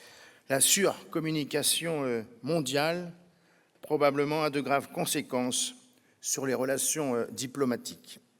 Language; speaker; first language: French; native; French